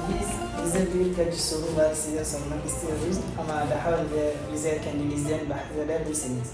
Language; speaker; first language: Turkish; non-native, learner; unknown